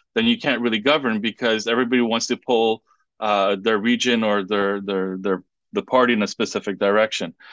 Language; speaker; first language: English; non-native, fluent; French